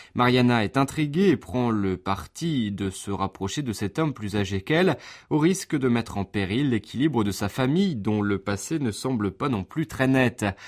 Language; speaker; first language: French; native; French